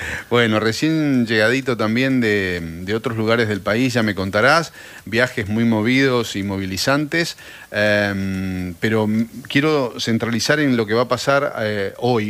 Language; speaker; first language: Spanish; native; Spanish